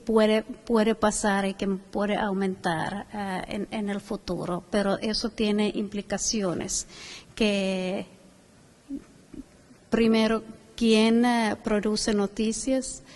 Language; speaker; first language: Spanish; non-native, fluent; Finnish